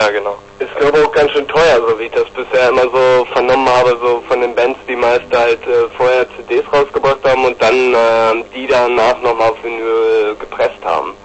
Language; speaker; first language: German; native; German